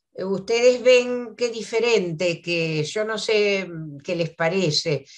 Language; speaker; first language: Spanish; native; Spanish